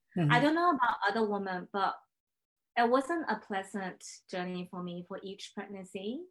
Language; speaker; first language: English; non-native, fluent; Chinese